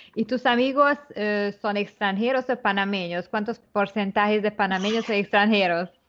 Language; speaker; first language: Spanish; non-native, learner; Hungarian